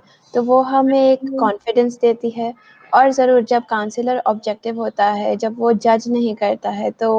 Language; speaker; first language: Hindi; native; Hindi